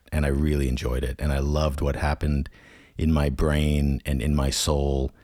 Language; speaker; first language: English; native; English